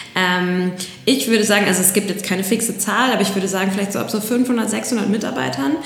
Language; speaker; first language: German; native; German